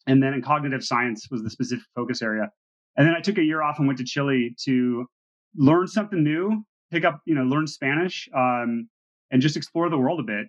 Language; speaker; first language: English; native; English